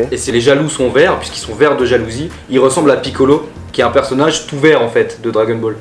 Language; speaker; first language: French; native; French